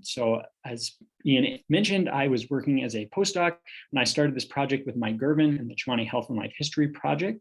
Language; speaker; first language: English; native; English